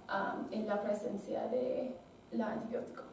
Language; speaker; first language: Spanish; non-native, learner; English